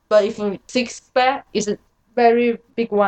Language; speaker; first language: English; non-native, learner; Chinese